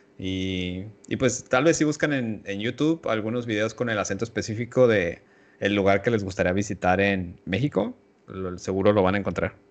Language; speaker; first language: Spanish; native; Spanish